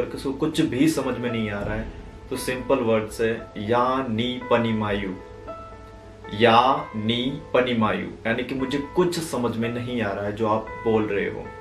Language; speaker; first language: Hindi; native; Hindi